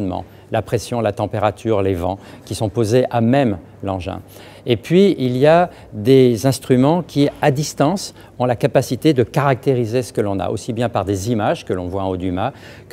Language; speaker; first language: French; native; French